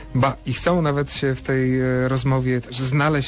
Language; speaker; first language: Polish; native; Polish